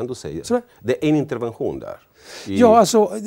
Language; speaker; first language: Swedish; non-native, learner; Spanish